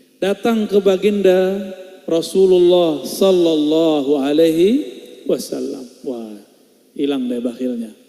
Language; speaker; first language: Indonesian; non-native, local second language; Minangkabau